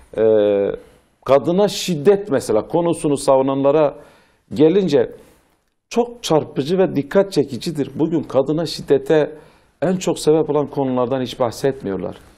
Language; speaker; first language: Turkish; non-native, local second language; Zaza